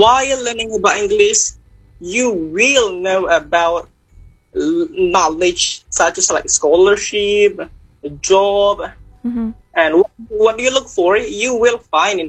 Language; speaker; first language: English; non-native, fluent; Indonesian